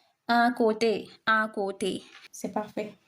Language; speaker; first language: French; non-native, local second language; Swahili